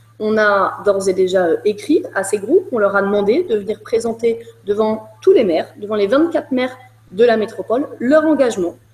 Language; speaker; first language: French; native; French